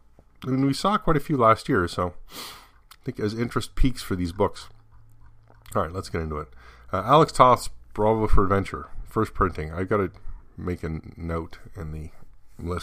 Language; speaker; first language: English; native; English